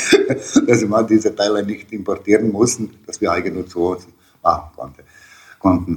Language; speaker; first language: German; non-native, learner; Bosnian